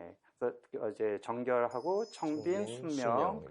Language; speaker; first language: Korean; native; Korean